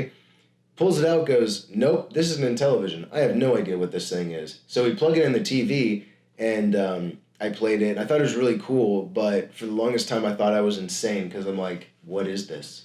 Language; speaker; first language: English; native; English